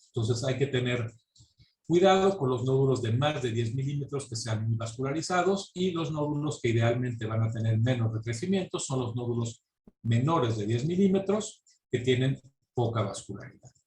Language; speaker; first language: Spanish; native; Spanish